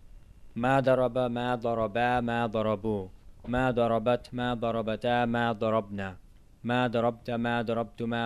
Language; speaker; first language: Arabic; non-native, fluent; English